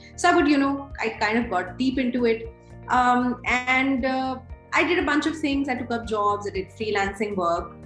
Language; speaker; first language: English; non-native, local second language; Hindi